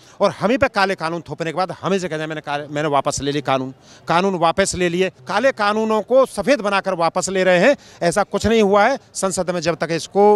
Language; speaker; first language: Hindi; native; Hindi